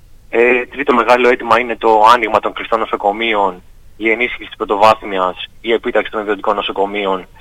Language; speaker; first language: Greek; native; Greek